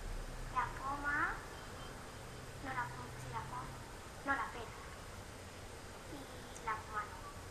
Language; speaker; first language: Catalan; non-native, local second language; Spanish